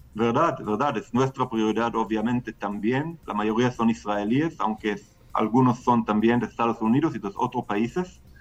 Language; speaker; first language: Spanish; non-native, fluent; Hebrew